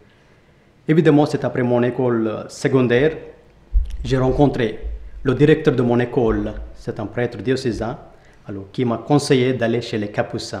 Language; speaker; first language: French; non-native, fluent; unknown